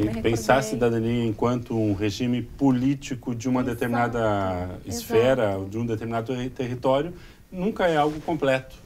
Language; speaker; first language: Portuguese; native; Portuguese